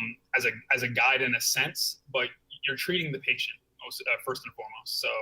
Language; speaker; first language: English; native; English